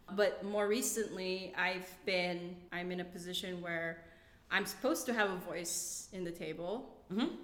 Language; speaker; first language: English; non-native, local second language; Cebuano